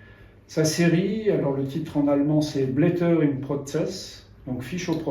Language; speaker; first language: French; native; French